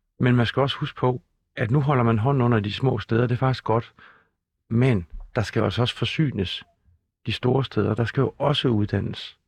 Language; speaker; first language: Danish; native; Danish